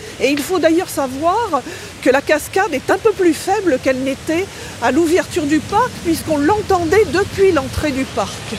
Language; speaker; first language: French; native; French